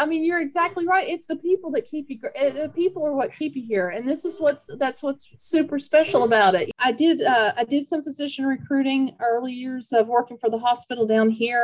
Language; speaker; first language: English; native; English